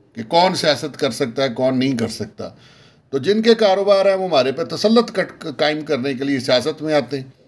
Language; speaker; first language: Urdu; native; Urdu